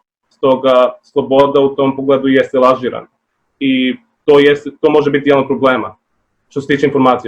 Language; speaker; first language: Bosnian; native; Bosnian